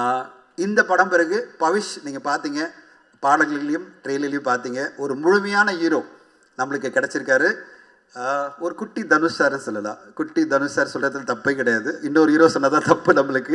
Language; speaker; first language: Tamil; native; Tamil